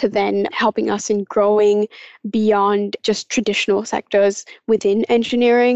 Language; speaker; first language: English; non-native, local second language; Cantonese